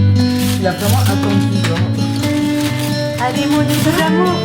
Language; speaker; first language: French; native; French